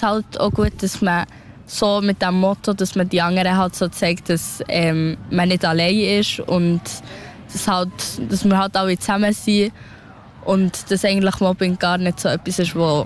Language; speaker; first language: German; early bilingual, other home language; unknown